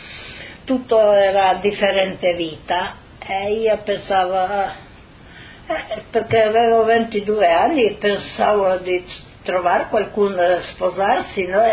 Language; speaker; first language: Italian; non-native, local second language; Slovenian